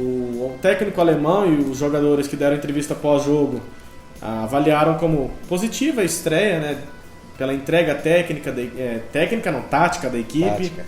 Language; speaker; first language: Portuguese; native; Portuguese